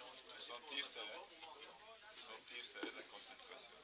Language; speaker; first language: French; non-native, fluent; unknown